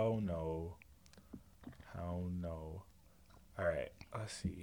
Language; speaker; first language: English; native; English